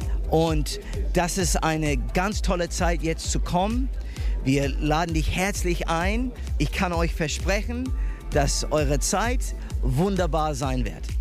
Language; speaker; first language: German; non-native, fluent; English